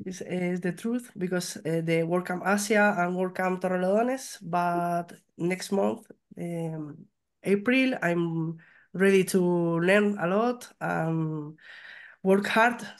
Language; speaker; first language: English; non-native, learner; Spanish